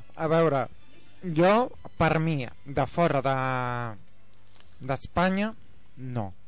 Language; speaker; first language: Catalan; non-native, local second language; Spanish